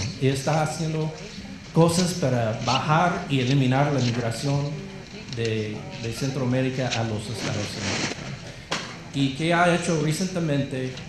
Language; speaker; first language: Spanish; non-native, fluent; English